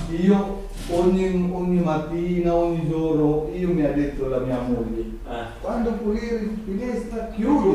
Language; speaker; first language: Italian; non-native, learner; Filipino